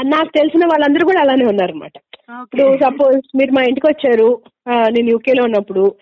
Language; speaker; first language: Telugu; native; Telugu